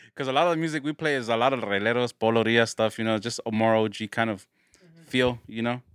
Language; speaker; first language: English; early bilingual, other home language; Spanish